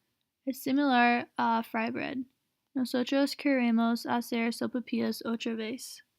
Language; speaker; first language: Spanish; non-native, learner; English